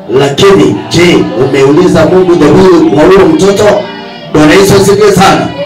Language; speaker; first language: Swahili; non-native, local second language; Kikuyu